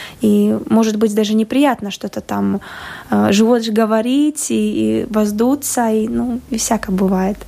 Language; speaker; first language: Russian; non-native, local second language; Latvian